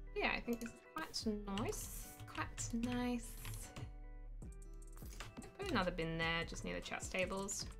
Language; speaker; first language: English; native; English